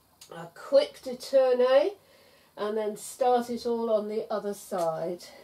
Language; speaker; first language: English; native; English